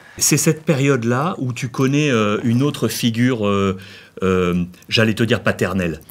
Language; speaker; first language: French; native; French